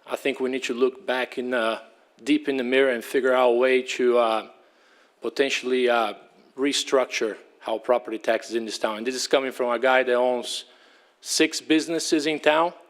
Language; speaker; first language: English; non-native, fluent; Portuguese